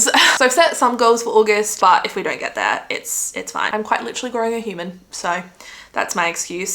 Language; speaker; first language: English; native; English